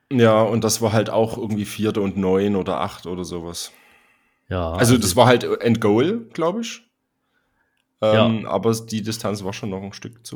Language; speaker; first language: German; native; German